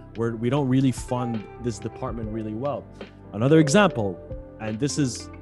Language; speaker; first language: English; early bilingual, other home language; Arabic